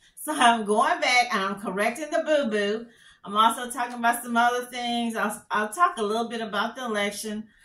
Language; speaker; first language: English; native; English